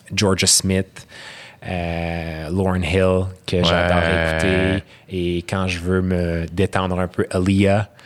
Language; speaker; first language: French; early bilingual, other home language; Arabic